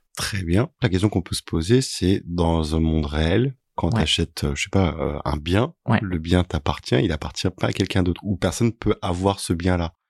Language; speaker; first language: French; native; French